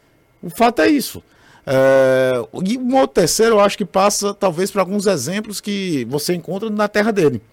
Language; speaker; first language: Portuguese; native; Portuguese